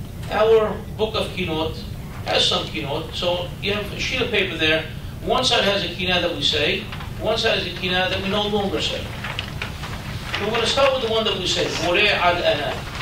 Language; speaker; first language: English; native; English